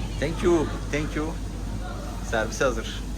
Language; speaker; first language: English; non-native, learner; Turkish